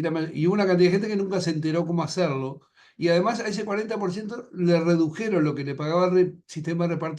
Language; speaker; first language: Spanish; native; Spanish